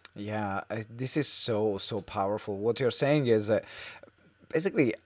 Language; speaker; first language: English; non-native, fluent; Italian